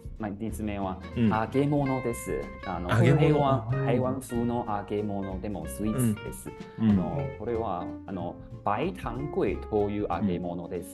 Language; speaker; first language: Japanese; non-native, learner; Chinese